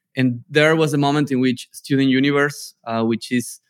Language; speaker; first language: English; non-native, fluent; Spanish